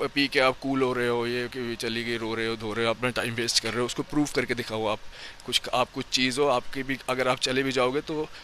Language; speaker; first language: Hindi; native; Hindi